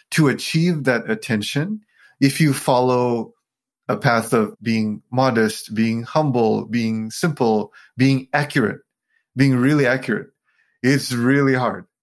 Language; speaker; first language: English; non-native, local second language; Sinhala